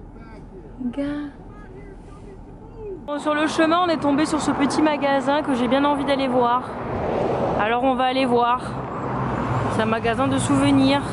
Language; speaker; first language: French; native; French